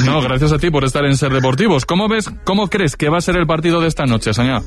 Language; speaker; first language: Spanish; native; Spanish